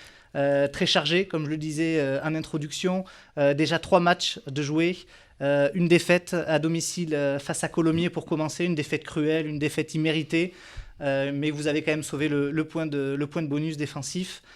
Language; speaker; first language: French; native; French